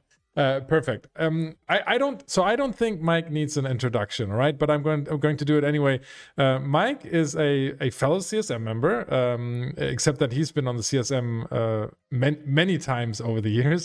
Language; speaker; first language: English; non-native, fluent; German